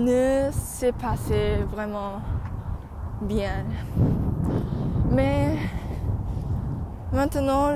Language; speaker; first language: French; non-native, learner; English